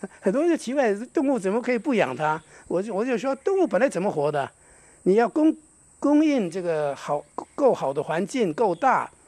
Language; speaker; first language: Chinese; non-native, local second language; Hakka Chinese